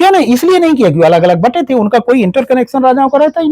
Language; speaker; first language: Hindi; native; Hindi